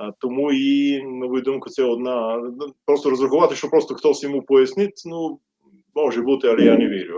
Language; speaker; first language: Ukrainian; non-native, fluent; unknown